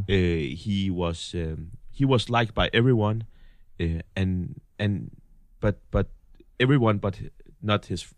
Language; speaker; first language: English; non-native, fluent; Danish